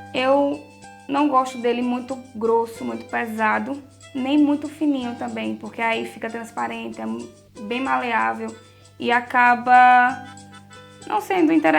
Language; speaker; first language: Portuguese; native; Portuguese